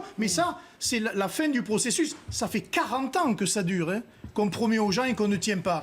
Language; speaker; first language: French; native; French